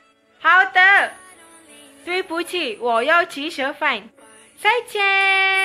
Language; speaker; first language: Chinese; non-native, learner; Malay